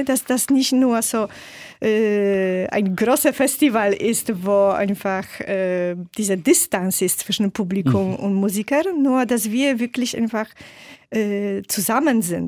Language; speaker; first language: German; non-native, fluent; Polish